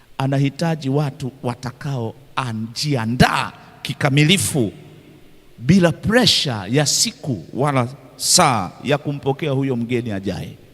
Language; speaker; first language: Swahili; native; Swahili